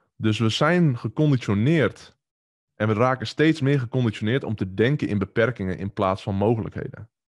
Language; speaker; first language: Dutch; native; Dutch